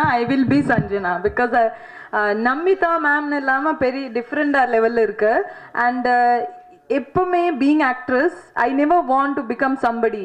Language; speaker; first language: Tamil; non-native, learner; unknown